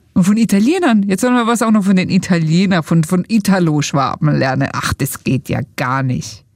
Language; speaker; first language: German; early bilingual, other home language; Italian